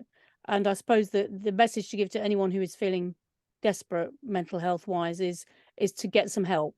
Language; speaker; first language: English; native; English